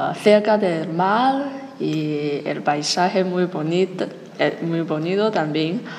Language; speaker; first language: Spanish; non-native, learner; Chinese